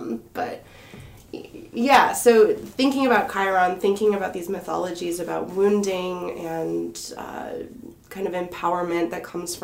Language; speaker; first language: English; native; English